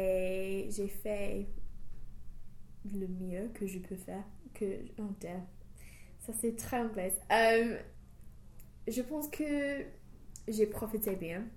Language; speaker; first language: French; non-native, fluent; English